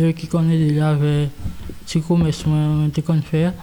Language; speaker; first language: Portuguese; non-native, learner; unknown